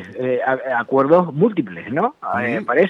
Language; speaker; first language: Spanish; native; Spanish